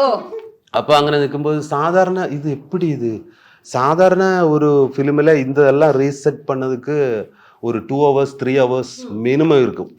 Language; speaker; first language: Tamil; non-native, learner; Malayalam